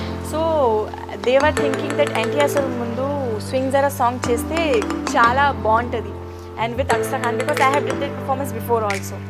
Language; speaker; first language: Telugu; non-native, local second language; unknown